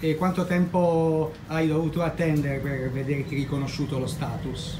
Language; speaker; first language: Italian; native; Italian